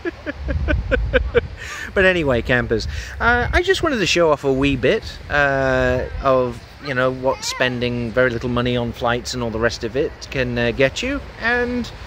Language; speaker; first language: English; native; English